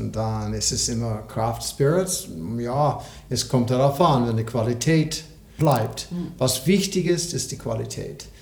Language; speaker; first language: German; non-native, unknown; English